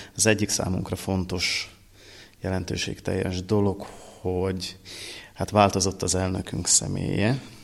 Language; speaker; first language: Hungarian; native; Hungarian